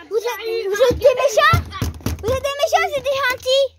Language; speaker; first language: French; native; French